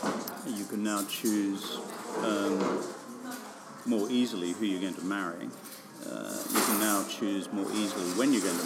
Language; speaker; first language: English; native; English